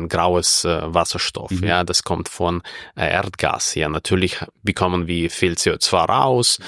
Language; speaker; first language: German; non-native, fluent; Russian